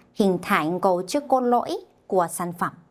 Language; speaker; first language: Vietnamese; non-native, fluent; Korean